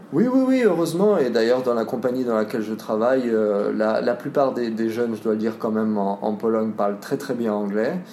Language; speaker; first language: French; native; French